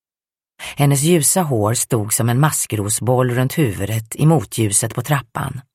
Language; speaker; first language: Swedish; native; Swedish